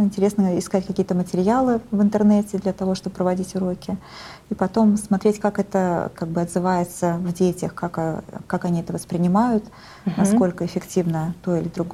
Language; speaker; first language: Russian; native; Russian